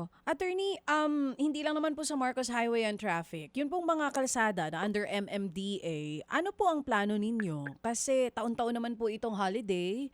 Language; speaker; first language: Filipino; native; Filipino